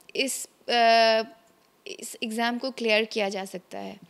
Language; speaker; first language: Hindi; native; Hindi